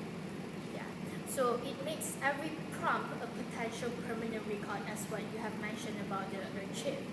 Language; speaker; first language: English; non-native, local second language; Malay